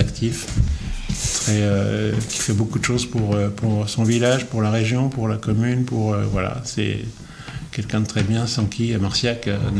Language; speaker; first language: French; native; French